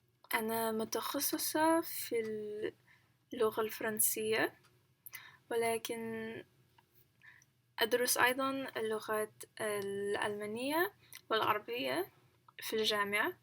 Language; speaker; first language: Arabic; non-native, learner; English